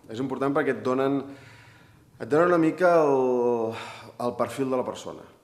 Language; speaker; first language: Catalan; native; Catalan